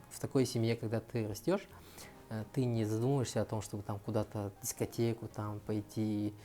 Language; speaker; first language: Russian; early bilingual, other home language; Tajik